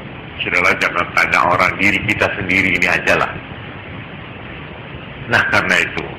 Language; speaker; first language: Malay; non-native, local second language; Javanese